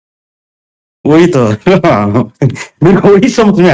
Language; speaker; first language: Hindi; non-native, local second language; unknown